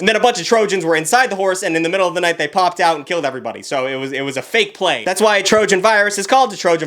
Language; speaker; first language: English; native; English